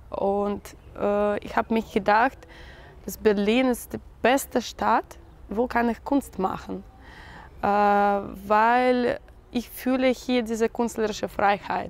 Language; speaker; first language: German; non-native, learner; Russian